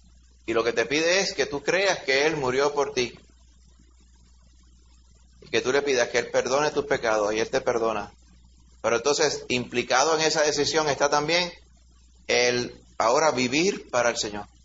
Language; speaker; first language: Spanish; native; Spanish